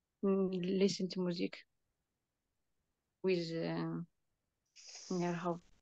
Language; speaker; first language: English; non-native, learner; Tigrinya